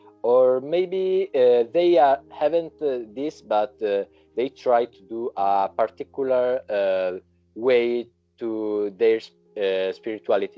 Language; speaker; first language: English; non-native, learner; Italian